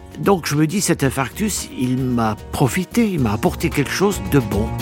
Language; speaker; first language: French; native; French